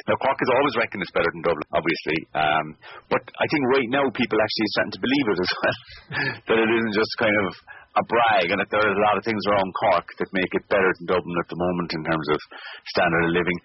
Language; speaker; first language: English; native; English